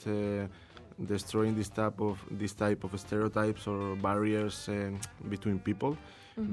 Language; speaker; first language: English; non-native, learner; Spanish